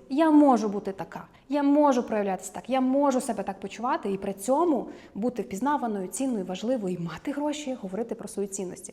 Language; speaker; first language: Ukrainian; native; Ukrainian